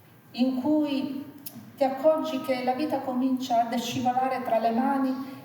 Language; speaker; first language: Italian; native; Italian